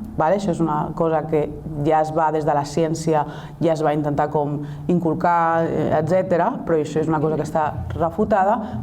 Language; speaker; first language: Catalan; non-native, local second language; Spanish